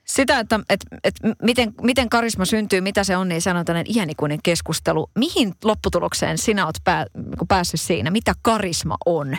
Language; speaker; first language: Finnish; native; Finnish